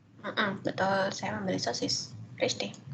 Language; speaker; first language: Indonesian; native; Indonesian